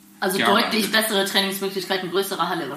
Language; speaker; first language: German; native; German